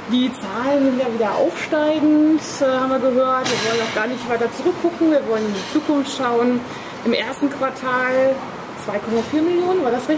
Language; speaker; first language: German; native; German